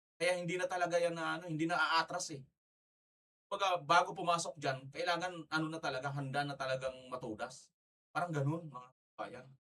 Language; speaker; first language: Filipino; non-native, local second language; Waray